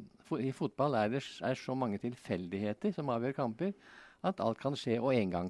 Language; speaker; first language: Norwegian; native; Norwegian